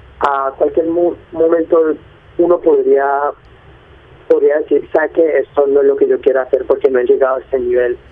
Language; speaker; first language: Spanish; early bilingual, heritage; Spanish